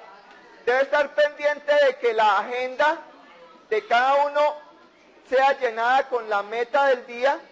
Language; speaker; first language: Spanish; native; Spanish